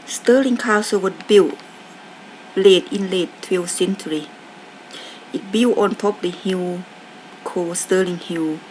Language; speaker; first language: English; non-native, learner; Thai